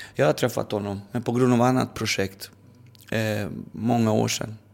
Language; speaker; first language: Swedish; early bilingual, other home language; Spanish